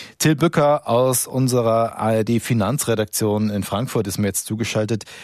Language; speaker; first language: German; native; German